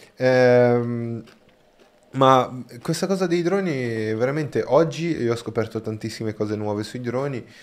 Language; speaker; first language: Italian; non-native, fluent; Spanish